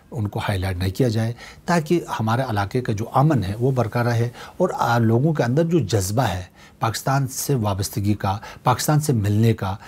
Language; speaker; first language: Urdu; non-native, local second language; Shina